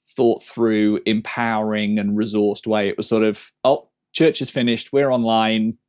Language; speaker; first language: English; native; English